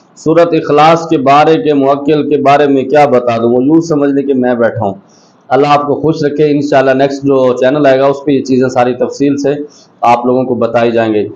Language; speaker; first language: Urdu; non-native, local second language; Pashto